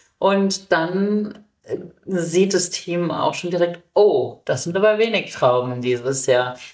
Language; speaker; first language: German; native; German